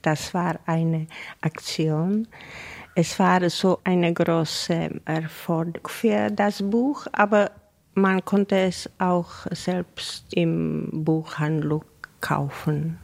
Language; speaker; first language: German; non-native, fluent; Czech